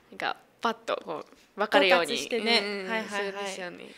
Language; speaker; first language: Japanese; native; Japanese